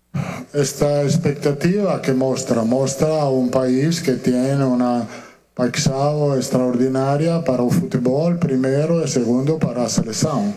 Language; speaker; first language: Portuguese; non-native, learner; Italian